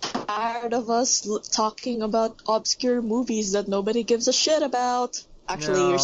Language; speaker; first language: English; non-native, local second language; Filipino